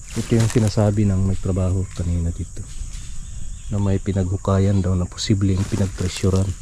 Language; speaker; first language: Filipino; non-native, local second language; Cebuano